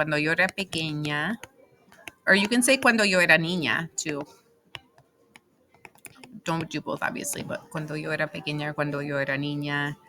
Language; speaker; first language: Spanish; non-native, fluent; English